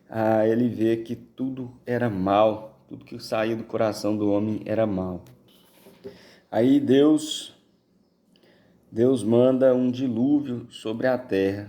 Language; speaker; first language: Portuguese; native; Portuguese